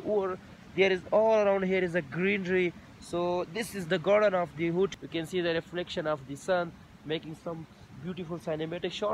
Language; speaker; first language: English; non-native, local second language; Urdu